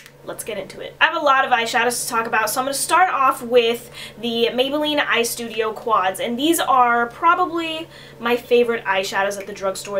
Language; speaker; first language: English; native; English